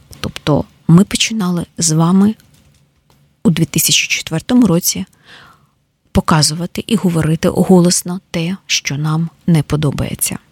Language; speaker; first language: Ukrainian; native; Ukrainian